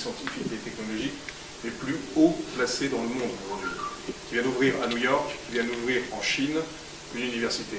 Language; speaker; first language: French; native; French